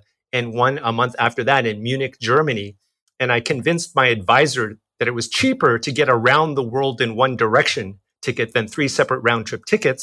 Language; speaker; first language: English; native; English